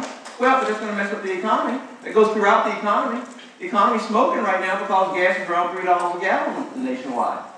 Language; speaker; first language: English; native; English